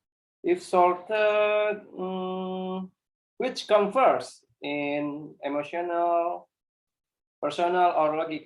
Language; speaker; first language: English; non-native, learner; Indonesian